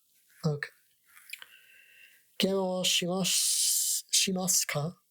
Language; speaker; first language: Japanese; non-native, learner; English